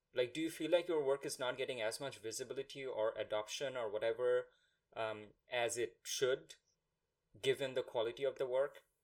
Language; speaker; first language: English; non-native, local second language; Bangla